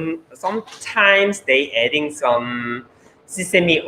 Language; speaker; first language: English; non-native, learner; Korean